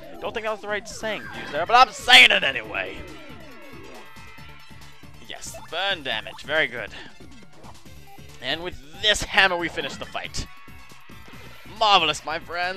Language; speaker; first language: English; native; English